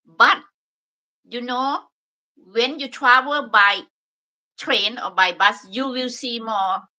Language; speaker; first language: English; non-native, learner; Thai